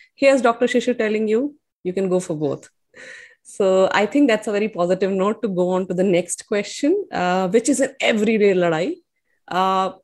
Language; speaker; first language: English; non-native, local second language; Hindi